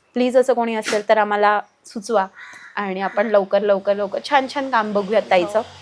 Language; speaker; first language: Marathi; native; Marathi